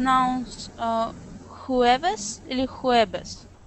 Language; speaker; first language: Spanish; non-native, learner; Russian